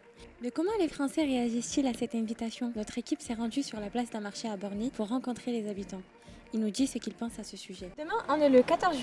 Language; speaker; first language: French; native; French